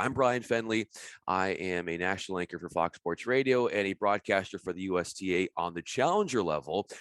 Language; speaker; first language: English; native; English